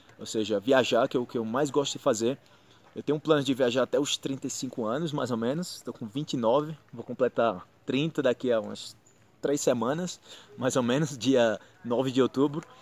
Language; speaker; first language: Portuguese; native; Portuguese